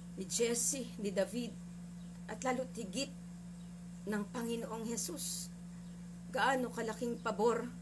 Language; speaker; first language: Filipino; native; Filipino